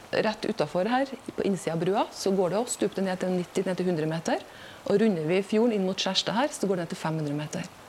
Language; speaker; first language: Norwegian; native; Norwegian